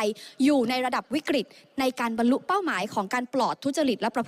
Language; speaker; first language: Thai; native; Thai